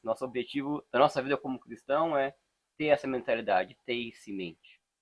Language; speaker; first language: Portuguese; native; Portuguese